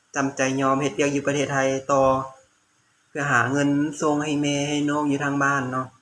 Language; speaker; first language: Lao; native; Lao